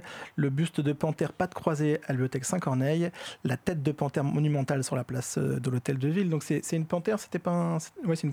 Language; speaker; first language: French; native; French